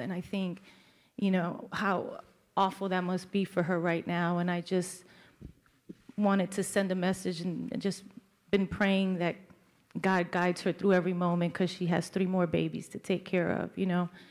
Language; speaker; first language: English; native; English